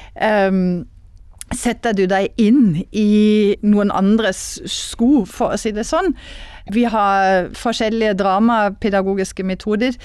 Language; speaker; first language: Norwegian; non-native, fluent; German